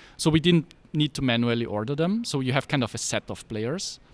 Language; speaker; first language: English; non-native, fluent; German